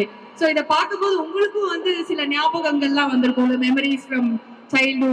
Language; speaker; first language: Tamil; native; Tamil